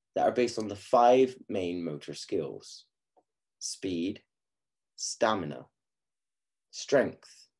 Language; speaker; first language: English; native; English